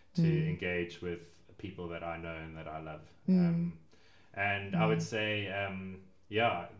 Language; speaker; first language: English; native; English